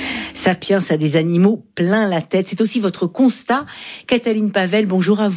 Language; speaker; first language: French; native; French